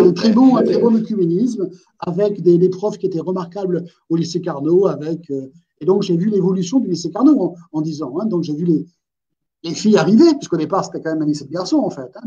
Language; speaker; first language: French; native; French